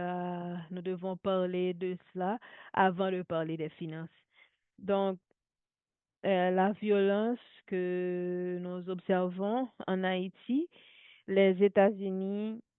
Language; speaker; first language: French; non-native, local second language; Haitian Creole